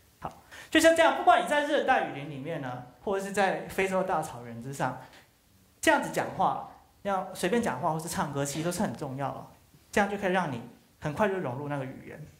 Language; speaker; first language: Chinese; native; Chinese